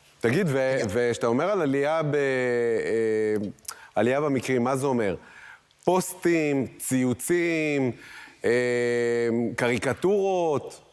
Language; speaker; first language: Hebrew; native; Hebrew